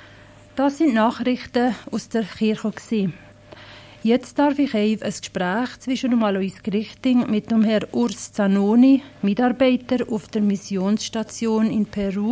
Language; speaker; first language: German; native; German